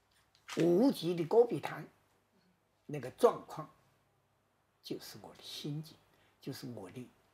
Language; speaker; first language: Chinese; native; Chinese